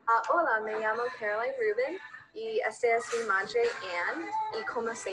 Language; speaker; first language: Spanish; non-native, learner; English